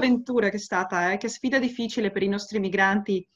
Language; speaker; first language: Italian; non-native, fluent; Spanish